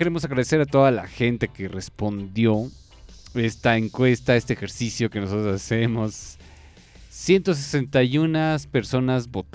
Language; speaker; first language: Spanish; native; Spanish